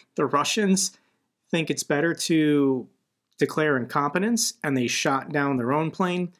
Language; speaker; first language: English; native; English